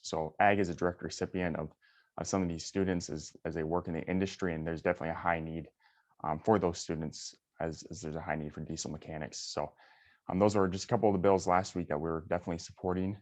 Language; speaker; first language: English; native; English